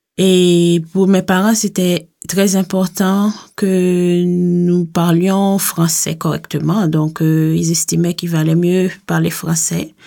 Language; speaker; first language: French; native; French